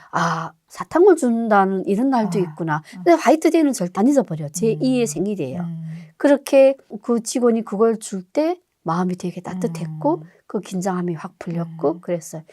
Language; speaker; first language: Korean; native; Korean